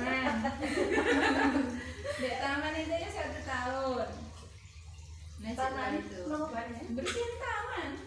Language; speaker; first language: Indonesian; non-native, local second language; Javanese